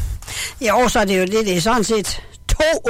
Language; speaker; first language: Danish; native; Danish